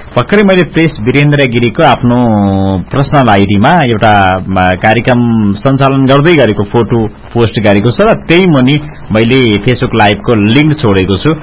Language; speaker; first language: Nepali; non-native, local second language; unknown